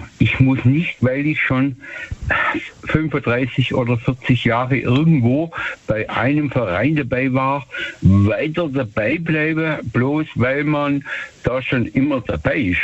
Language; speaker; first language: German; native; German